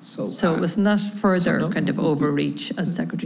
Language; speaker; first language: English; native; English